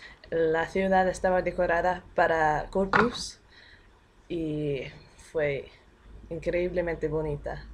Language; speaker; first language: Spanish; non-native, fluent; English